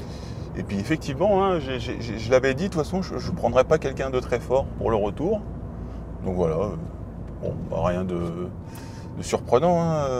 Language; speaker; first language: French; native; French